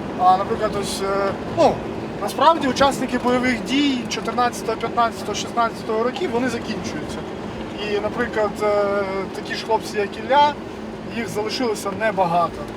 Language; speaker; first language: Ukrainian; native; Ukrainian